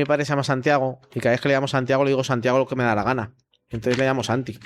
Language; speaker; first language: Spanish; native; Spanish